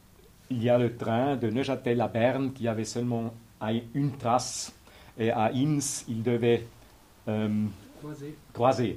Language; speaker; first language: French; non-native, local second language; German